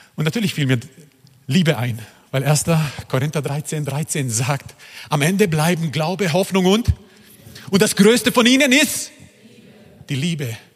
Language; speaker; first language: German; non-native, fluent; Croatian